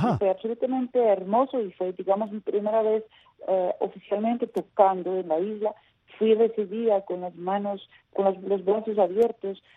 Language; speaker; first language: Spanish; non-native, fluent; Dutch